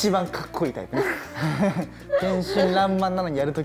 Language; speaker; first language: Japanese; native; Japanese